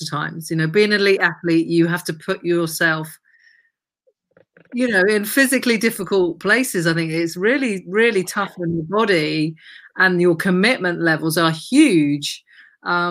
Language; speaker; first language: English; native; English